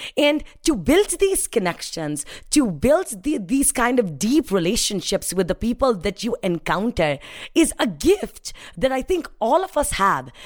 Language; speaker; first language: English; non-native, local second language; Hindi